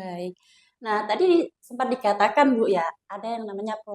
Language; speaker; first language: Indonesian; non-native, local second language; Javanese